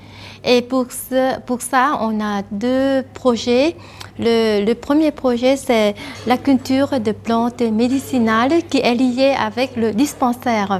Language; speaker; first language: French; non-native, fluent; Vietnamese